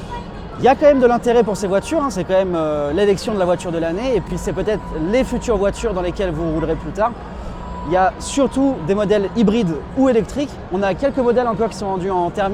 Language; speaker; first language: French; native; French